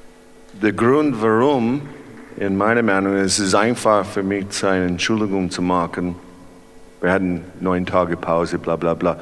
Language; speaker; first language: German; non-native, learner; English